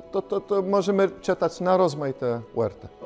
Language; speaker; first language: Polish; non-native, local second language; Kashubian